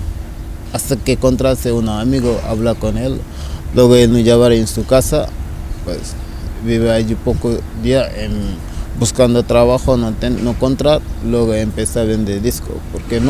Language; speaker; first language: Spanish; non-native, learner; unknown